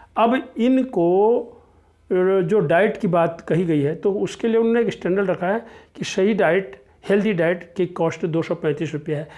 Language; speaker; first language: Hindi; non-native, local second language; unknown